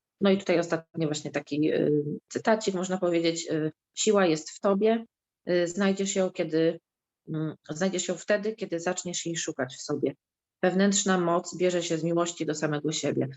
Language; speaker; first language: Polish; native; Polish